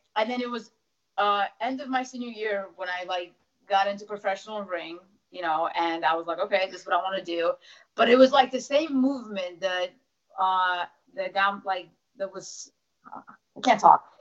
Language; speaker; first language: English; early bilingual, other home language; Russian